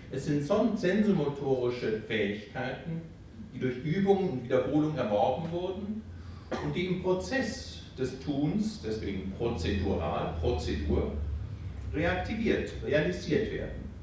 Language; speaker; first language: German; native; German